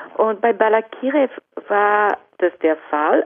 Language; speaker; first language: German; non-native, fluent; Japanese